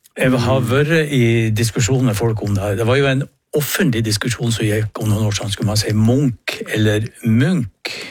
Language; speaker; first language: Norwegian; native; Norwegian